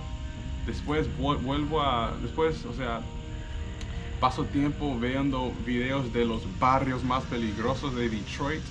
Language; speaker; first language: Spanish; non-native, fluent; English